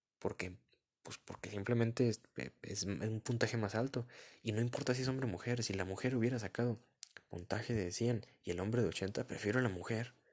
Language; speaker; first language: Spanish; early bilingual, heritage; Spanish